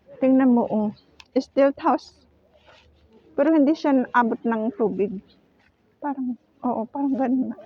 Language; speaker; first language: Filipino; native; Filipino